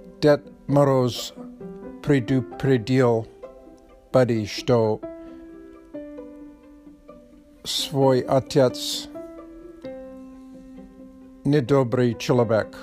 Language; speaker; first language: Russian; non-native, learner; Polish